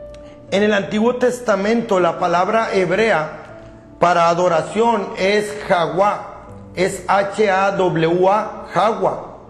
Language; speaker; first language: Spanish; native; Spanish